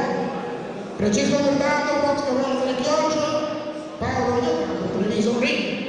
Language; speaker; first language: Italian; native; Italian